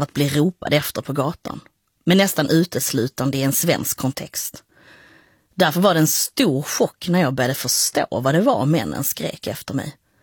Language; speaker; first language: Swedish; native; Swedish